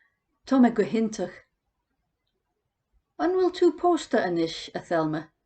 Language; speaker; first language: Irish; non-native, learner; English